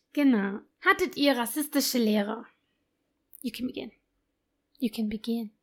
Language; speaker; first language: German; early bilingual, other home language; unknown